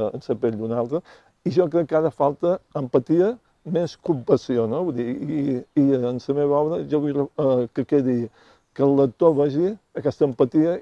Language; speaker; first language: Catalan; native; Catalan